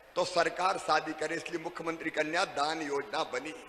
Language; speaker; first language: Hindi; native; Hindi